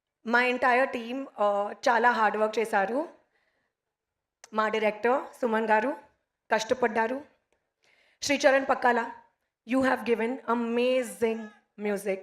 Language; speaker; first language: Telugu; non-native, local second language; Hindi